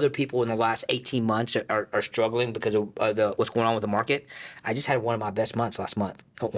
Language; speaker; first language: English; native; English